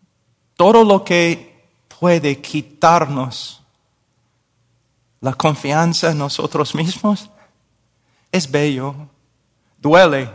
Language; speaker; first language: Spanish; non-native, fluent; English